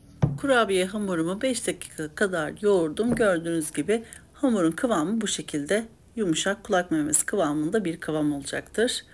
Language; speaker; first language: Turkish; native; Turkish